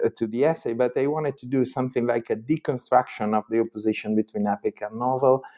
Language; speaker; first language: English; non-native, fluent; Italian